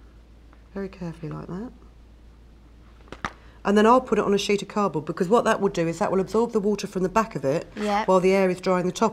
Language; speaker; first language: English; native; English